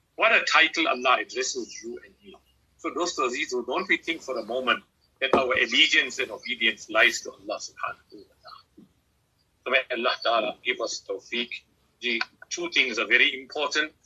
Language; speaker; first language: English; native; English